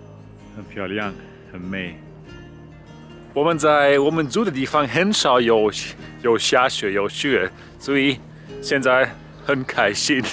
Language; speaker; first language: Chinese; non-native, learner; German